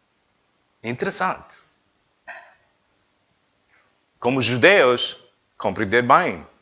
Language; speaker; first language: Portuguese; non-native, learner; English